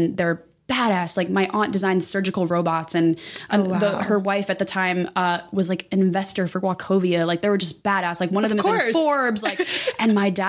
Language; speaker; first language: English; native; English